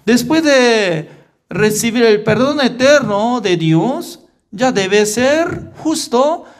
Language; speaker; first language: Spanish; non-native, fluent; Korean